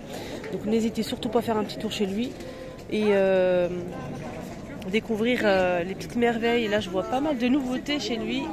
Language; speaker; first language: French; native; French